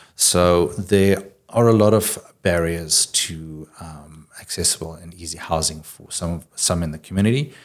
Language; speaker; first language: English; native; English